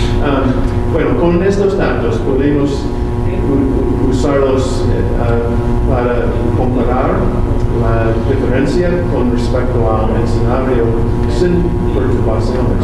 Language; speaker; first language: Spanish; non-native, learner; English